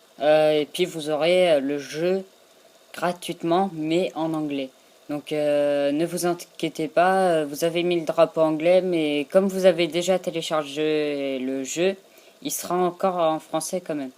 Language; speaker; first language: French; native; French